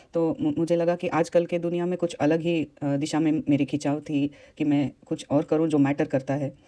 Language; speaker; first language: Hindi; non-native, local second language; Tamil